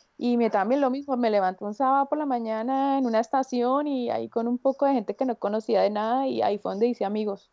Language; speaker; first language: Spanish; native; Spanish